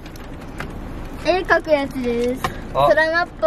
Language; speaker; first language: Japanese; early bilingual, other home language; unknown